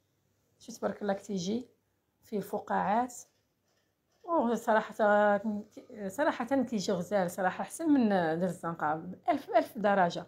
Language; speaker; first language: Arabic; native; Arabic